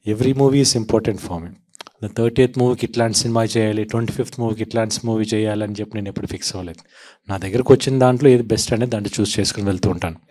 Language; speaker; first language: Telugu; native; Telugu